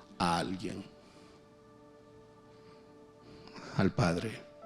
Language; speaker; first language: Spanish; native; Spanish